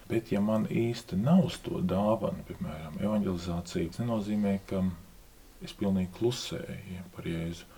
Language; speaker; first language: Latvian; native; Latvian